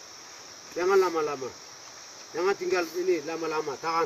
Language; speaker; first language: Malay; non-native, local second language; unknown